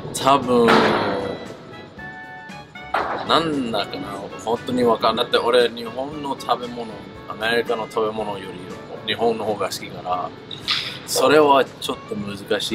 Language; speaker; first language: Japanese; early bilingual, heritage; English